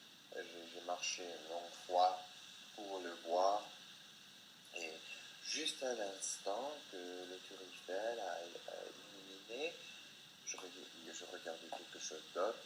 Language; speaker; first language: French; non-native, learner; English